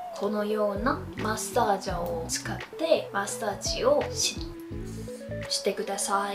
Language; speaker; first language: Japanese; non-native, fluent; Korean